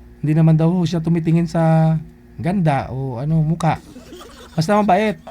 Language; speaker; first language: Filipino; native; Filipino